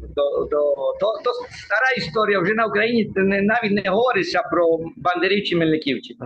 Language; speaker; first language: Ukrainian; early bilingual, heritage; Ukrainian